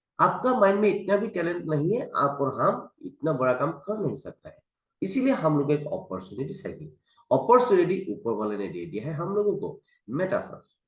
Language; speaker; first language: Hindi; non-native, local second language; Assamese